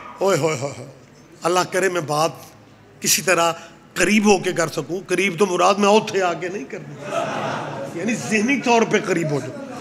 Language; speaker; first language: Urdu; non-native, local second language; Punjabi